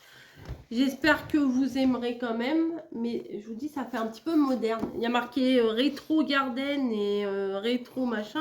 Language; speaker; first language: French; native; French